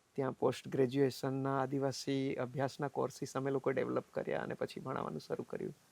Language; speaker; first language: Gujarati; non-native, local second language; Bhili